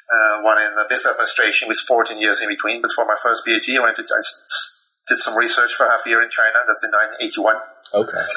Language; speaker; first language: English; non-native, fluent; Dutch